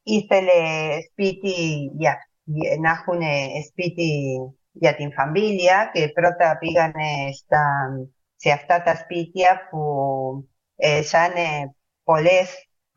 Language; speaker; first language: Greek; early bilingual, heritage; Spanish